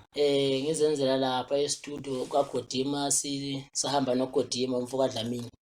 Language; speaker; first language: Zulu; native; Zulu